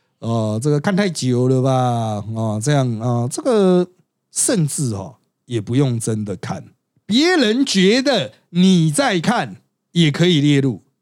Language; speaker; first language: Chinese; native; Chinese